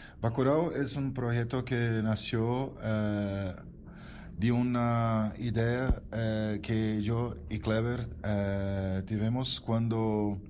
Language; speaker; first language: Spanish; non-native, learner; Portuguese